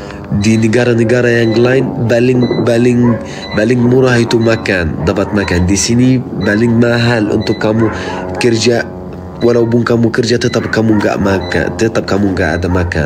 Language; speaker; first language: Indonesian; non-native, fluent; Arabic